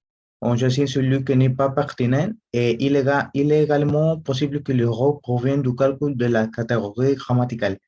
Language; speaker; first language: French; non-native, learner; Spanish